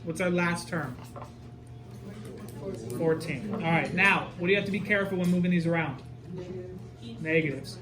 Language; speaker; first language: English; native; English